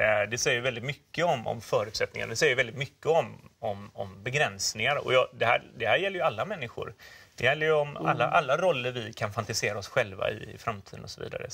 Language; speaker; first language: Swedish; native; Swedish